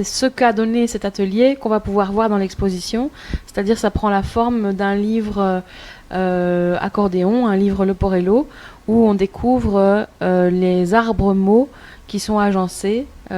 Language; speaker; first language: French; native; French